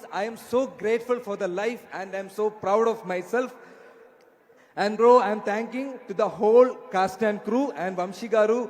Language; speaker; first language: Telugu; non-native, learner; Malayalam